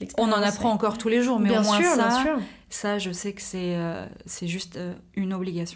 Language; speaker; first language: French; native; French